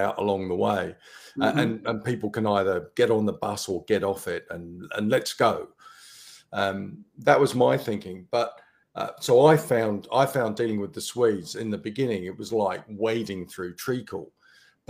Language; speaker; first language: English; native; English